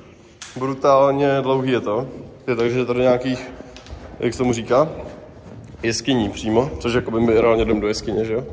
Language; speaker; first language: Czech; native; Czech